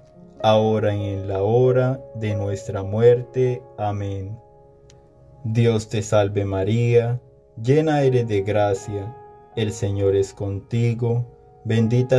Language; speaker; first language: Spanish; native; Spanish